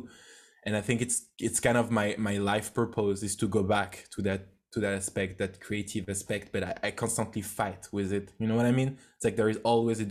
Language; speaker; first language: English; non-native, fluent; French